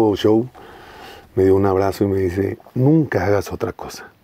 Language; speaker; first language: Spanish; native; Spanish